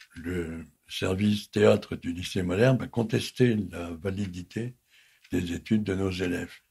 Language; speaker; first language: French; native; French